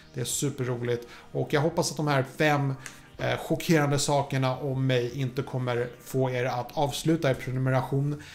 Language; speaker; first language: Swedish; early bilingual, other home language; Polish